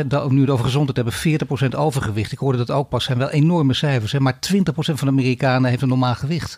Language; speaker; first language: Dutch; native; Dutch